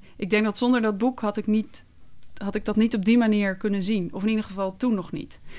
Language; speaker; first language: Dutch; native; Dutch